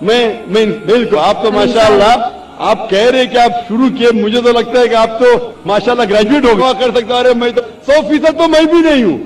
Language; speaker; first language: Hindi; non-native, local second language; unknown